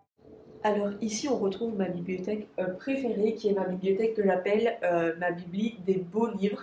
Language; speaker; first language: French; native; French